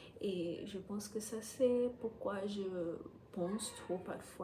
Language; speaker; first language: French; non-native, fluent; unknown